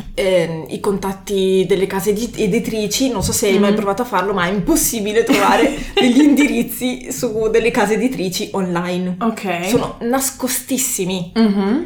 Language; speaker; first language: Italian; native; Italian